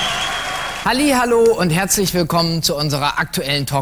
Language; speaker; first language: German; native; German